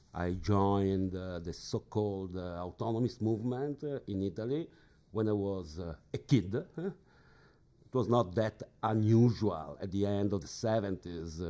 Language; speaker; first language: English; non-native, fluent; Italian